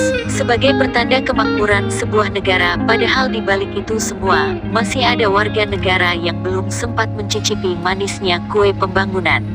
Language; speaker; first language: Indonesian; native; Indonesian